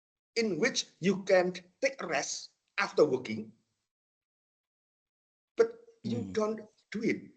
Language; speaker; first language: English; non-native, fluent; Indonesian